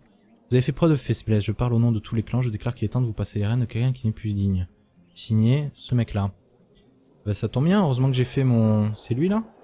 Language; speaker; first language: French; native; French